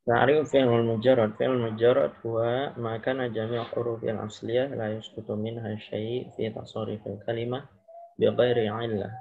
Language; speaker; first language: Arabic; non-native, learner; Indonesian